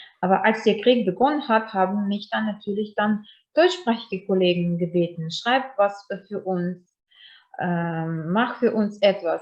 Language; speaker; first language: German; non-native, fluent; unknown